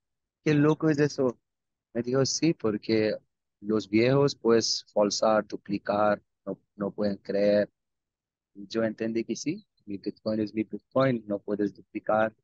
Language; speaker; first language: Spanish; non-native, learner; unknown